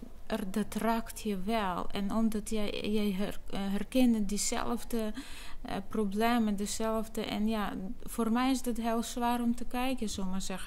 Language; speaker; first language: Dutch; non-native, fluent; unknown